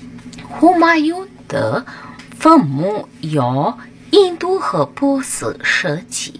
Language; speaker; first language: Chinese; non-native, fluent; Hindi